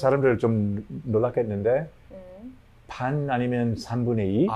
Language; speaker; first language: Korean; non-native, learner; English